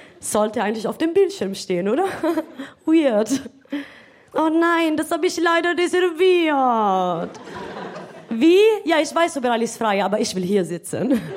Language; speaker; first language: German; non-native, fluent; Italian